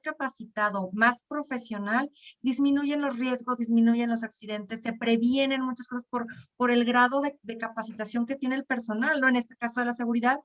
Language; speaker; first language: Spanish; native; Spanish